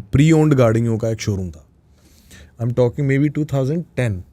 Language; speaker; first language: Hindi; non-native, local second language; Punjabi